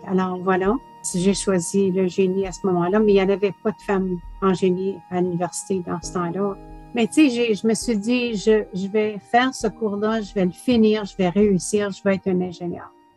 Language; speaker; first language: French; native; French